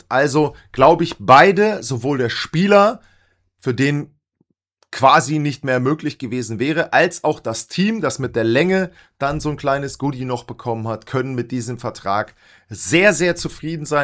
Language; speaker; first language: German; native; German